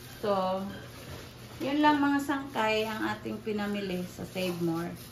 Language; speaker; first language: Filipino; non-native, local second language; Cebuano